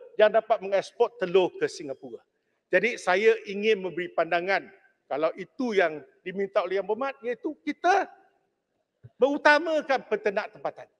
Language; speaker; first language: Malay; non-native, local second language; Chinese